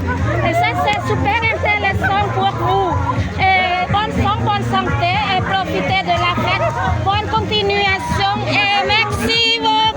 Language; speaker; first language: French; non-native, learner; Lao